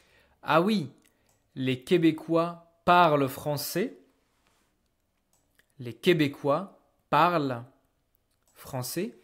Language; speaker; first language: French; non-native, fluent; English